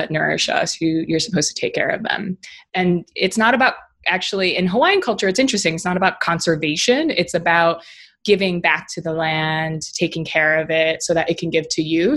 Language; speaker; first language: English; native; English